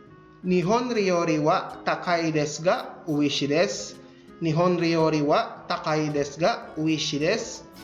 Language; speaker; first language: Japanese; non-native, fluent; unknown